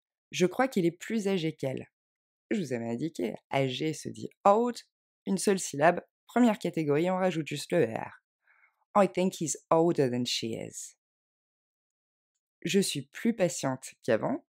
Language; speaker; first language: French; native; French